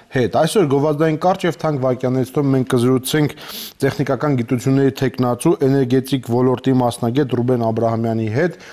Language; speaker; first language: Armenian; native; Armenian